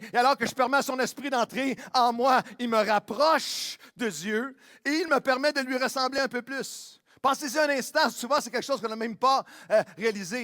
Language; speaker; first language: French; native; French